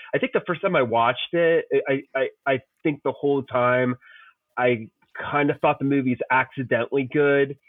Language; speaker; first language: English; native; English